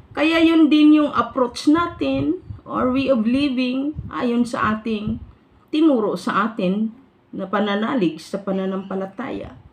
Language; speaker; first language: Filipino; non-native, local second language; Hiligaynon